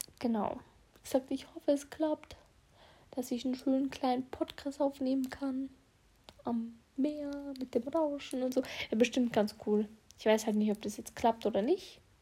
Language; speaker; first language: German; early bilingual, other home language; Russian